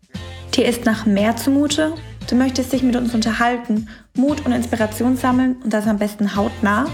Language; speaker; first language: German; native; German